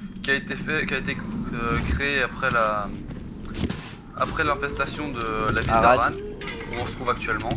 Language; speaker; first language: French; native; French